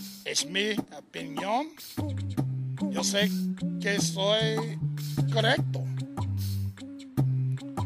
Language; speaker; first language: Spanish; non-native, learner; English